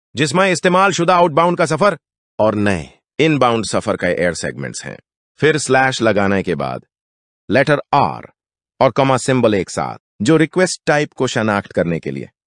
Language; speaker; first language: Urdu; native; Urdu